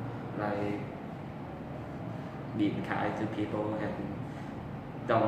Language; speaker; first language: English; non-native, learner; Vietnamese